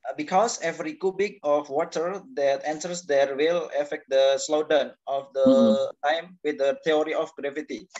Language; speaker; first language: English; non-native, learner; Indonesian